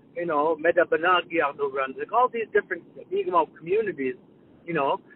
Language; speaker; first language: English; non-native, fluent; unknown